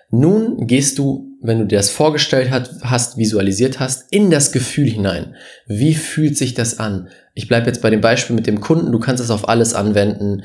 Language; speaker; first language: German; native; German